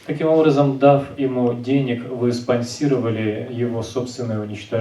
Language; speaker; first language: Russian; native; Russian